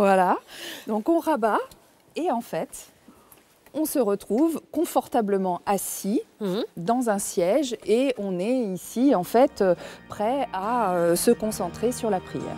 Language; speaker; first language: French; native; French